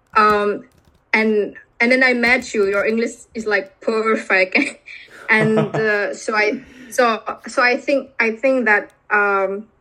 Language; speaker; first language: English; non-native, fluent; Indonesian